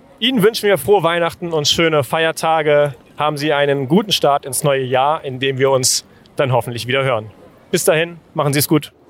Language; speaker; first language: German; native; German